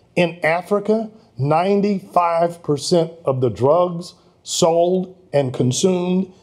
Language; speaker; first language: English; native; English